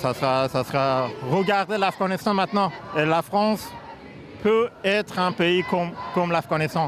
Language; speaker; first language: French; non-native, fluent; Persian